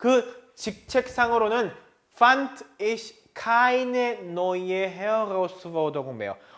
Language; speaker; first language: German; non-native, fluent; Korean